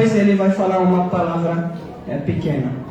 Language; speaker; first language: Portuguese; non-native, fluent; Arabic